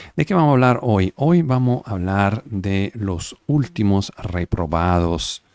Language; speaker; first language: Spanish; non-native, fluent; Italian